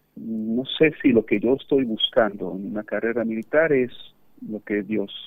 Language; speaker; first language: Spanish; early bilingual, heritage; Spanish